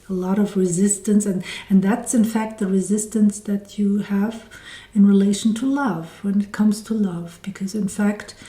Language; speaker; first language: English; non-native, fluent; German